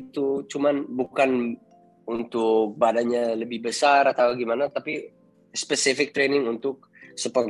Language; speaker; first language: Indonesian; non-native, fluent; Dutch